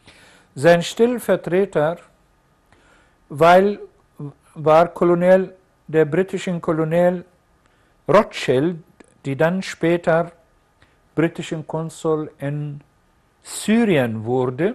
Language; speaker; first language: German; non-native, fluent; Arabic